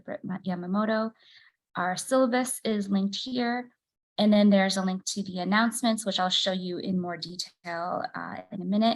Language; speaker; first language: English; native; English